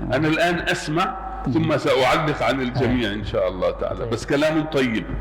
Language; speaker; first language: Arabic; native; Arabic